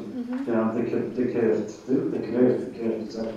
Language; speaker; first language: German; non-native, learner; Turkish